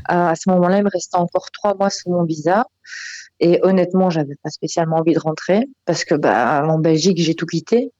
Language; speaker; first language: French; native; French